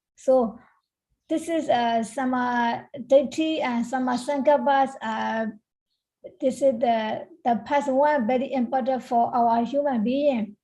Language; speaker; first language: English; non-native, learner; Burmese